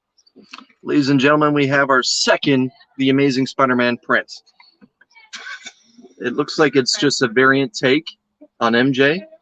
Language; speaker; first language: English; native; English